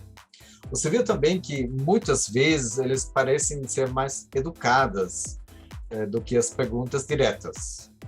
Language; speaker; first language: Portuguese; non-native, fluent; German